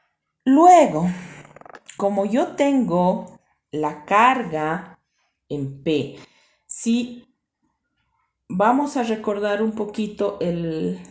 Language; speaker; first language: Spanish; native; Spanish